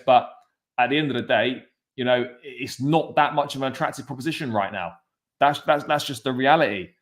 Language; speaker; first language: English; native; English